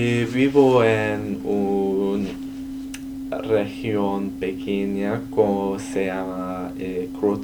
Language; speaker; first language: Spanish; non-native, learner; English